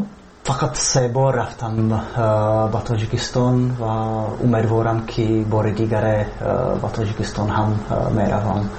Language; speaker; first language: Persian; non-native, fluent; Czech